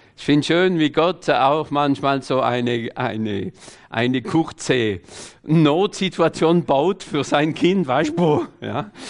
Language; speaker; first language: German; non-native, fluent; French